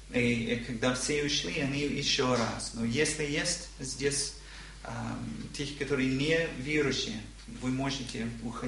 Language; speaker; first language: Russian; non-native, learner; English